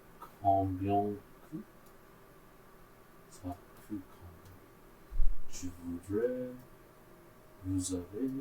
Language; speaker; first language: French; non-native, learner; English